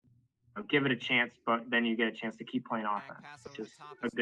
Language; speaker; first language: English; native; English